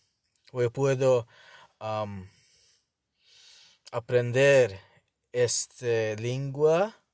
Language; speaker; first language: Spanish; non-native, learner; Bangla